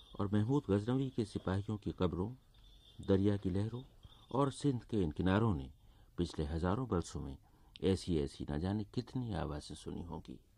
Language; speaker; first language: Urdu; native; Urdu